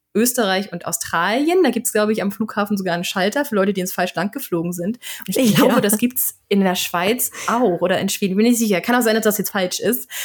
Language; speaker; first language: German; native; German